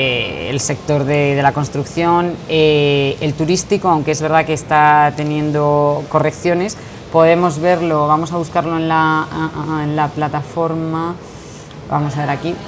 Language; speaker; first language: Spanish; native; Spanish